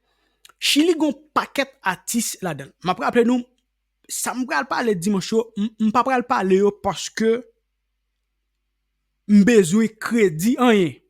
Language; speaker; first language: Haitian Creole; native; Haitian Creole